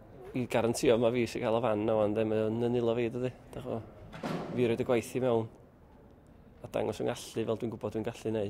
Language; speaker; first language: Welsh; native; Welsh